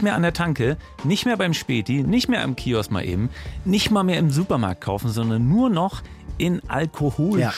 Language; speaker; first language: German; native; German